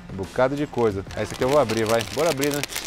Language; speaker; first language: Portuguese; native; Portuguese